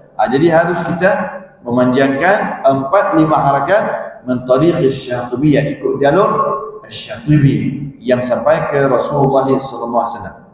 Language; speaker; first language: Malay; non-native, fluent; Arabic